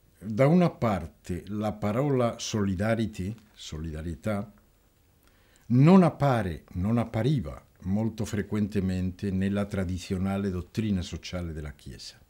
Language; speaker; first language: Italian; non-native, fluent; Spanish